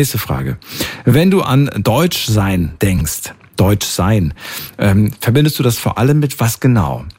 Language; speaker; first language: German; native; German